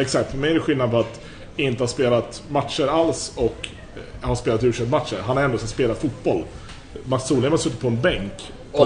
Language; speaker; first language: Swedish; native; Swedish